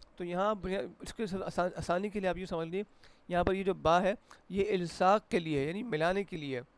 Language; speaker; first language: Urdu; native; Urdu